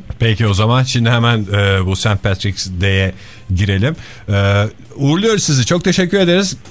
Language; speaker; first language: Turkish; native; Turkish